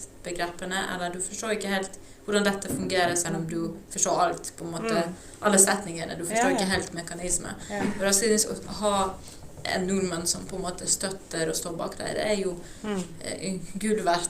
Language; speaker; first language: Norwegian; non-native, fluent; Ukrainian